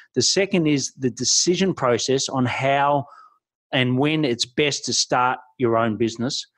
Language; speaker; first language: English; native; English